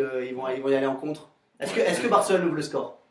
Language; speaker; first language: French; native; French